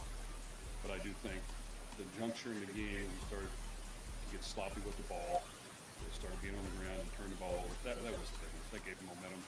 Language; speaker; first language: English; native; English